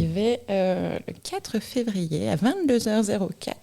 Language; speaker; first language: French; native; French